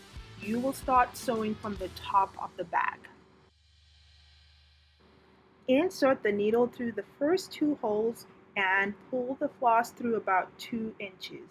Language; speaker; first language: English; native; English